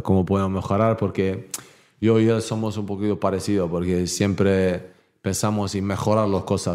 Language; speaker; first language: Spanish; non-native, learner; Bosnian